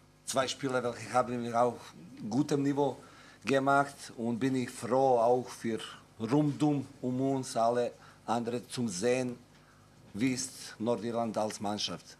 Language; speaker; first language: German; non-native, fluent; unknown